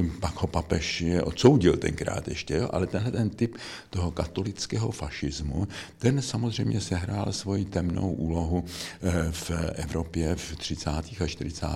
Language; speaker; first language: Czech; native; Czech